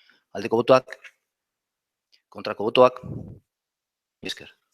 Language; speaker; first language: Basque; non-native, local second language; Spanish